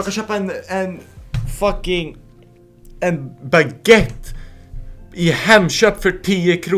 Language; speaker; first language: Swedish; native; Swedish